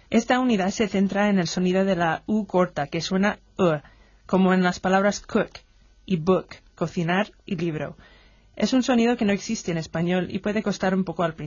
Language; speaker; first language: Spanish; non-native, fluent; English